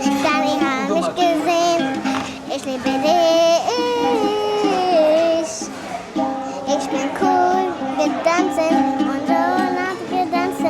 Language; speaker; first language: German; early bilingual, heritage; Amharic